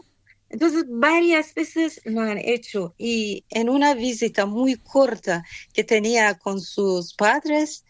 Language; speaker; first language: Spanish; non-native, fluent; Persian